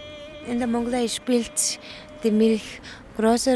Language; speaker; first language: German; non-native, learner; Mongolian